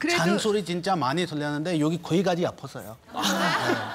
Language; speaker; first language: Korean; non-native, learner; Urdu